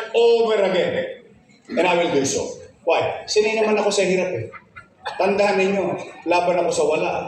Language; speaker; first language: Filipino; native; Filipino